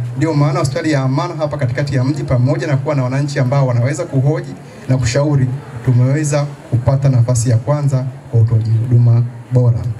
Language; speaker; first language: Swahili; native; Swahili